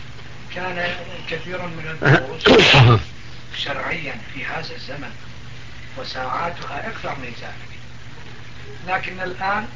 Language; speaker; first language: Arabic; non-native, fluent; Turkish